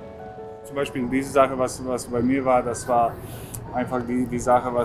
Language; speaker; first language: German; non-native, fluent; Serbian